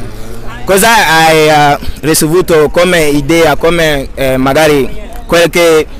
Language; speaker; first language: Italian; non-native, fluent; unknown